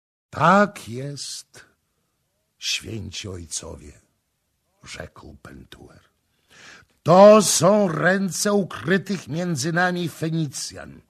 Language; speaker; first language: Polish; native; Polish